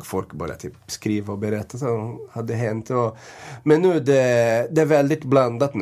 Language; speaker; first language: Swedish; non-native, fluent; Portuguese